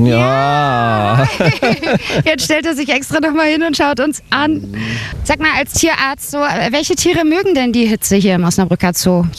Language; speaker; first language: German; native; German